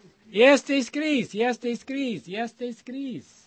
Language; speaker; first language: Romanian; non-native, learner; English